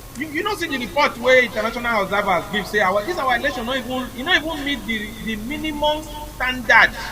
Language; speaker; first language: Nigerian Pidgin; non-native, local second language; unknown